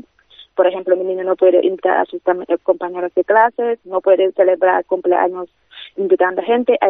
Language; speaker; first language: Spanish; non-native, fluent; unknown